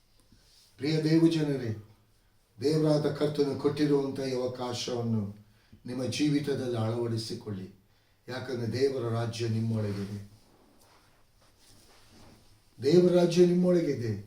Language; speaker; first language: Kannada; native; Kannada